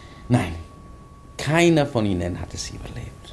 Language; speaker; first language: German; non-native, fluent; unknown